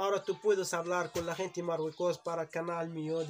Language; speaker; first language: Spanish; non-native, learner; Arabic